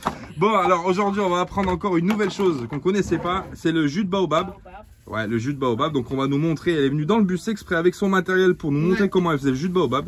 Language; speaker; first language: French; native; French